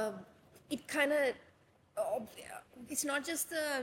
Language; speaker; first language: English; non-native, local second language; Sinhala